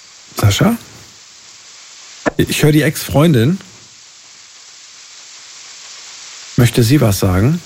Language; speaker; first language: German; native; German